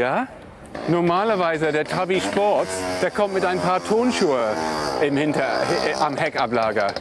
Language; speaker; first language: German; non-native, learner; Polish